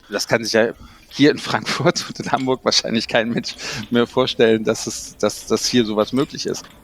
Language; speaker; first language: German; native; German